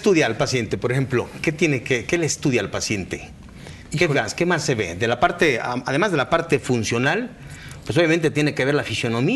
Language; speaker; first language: Spanish; native; Spanish